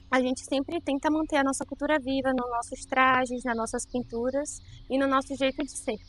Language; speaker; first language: Portuguese; native; Portuguese